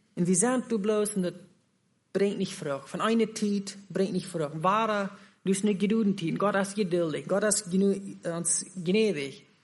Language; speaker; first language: German; non-native, learner; Plautdietsch